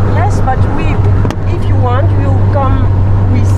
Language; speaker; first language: English; non-native, learner; French